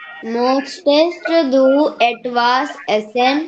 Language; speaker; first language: German; non-native, learner; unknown